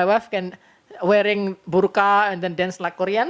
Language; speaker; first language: English; non-native, learner; Indonesian